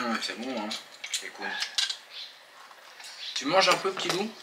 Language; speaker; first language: French; native; French